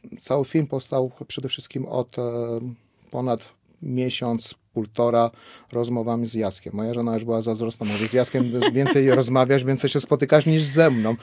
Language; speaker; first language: Polish; non-native, fluent; Armenian